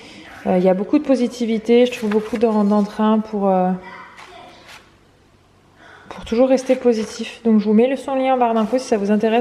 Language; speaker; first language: French; native; French